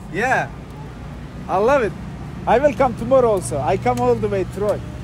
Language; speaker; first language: English; non-native, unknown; Turkish